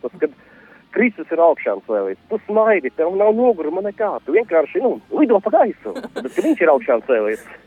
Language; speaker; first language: Latvian; native; Latvian